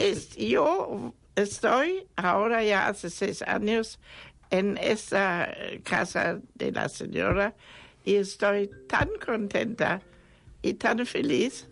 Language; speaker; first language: Spanish; non-native, fluent; German